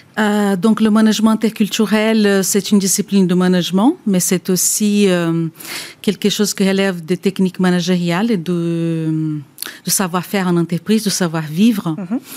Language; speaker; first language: French; non-native, fluent; Portuguese